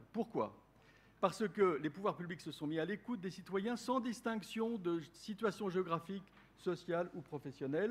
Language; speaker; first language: French; native; French